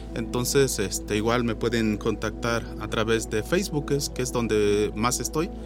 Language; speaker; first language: Spanish; non-native, local second language; Nahuatl languages